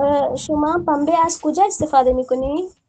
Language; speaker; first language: Persian; non-native, learner; Urdu